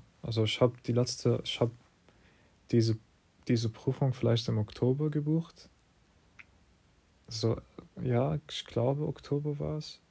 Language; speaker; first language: German; non-native, fluent; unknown